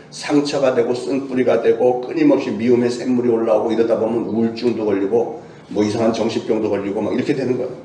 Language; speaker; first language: Korean; native; Korean